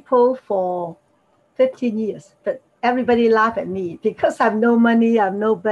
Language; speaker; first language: English; non-native, local second language; Cantonese